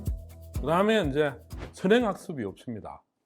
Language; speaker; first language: Korean; native; Korean